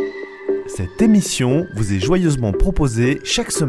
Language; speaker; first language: French; native; French